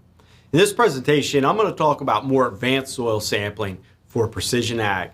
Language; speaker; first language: English; native; English